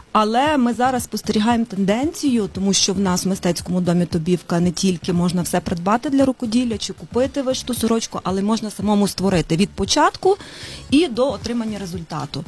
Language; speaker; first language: Ukrainian; native; Ukrainian